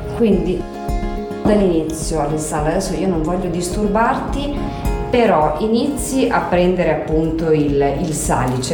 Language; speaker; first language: Italian; native; Italian